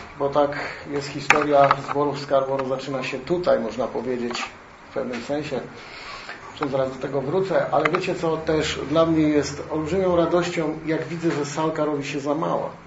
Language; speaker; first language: Polish; native; Polish